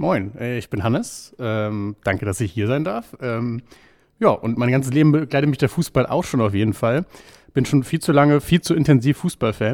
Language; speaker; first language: German; native; German